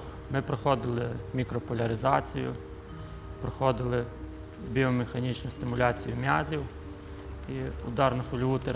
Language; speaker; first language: Ukrainian; native; Ukrainian